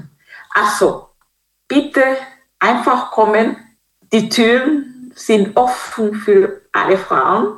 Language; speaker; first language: German; non-native, fluent; Kinyarwanda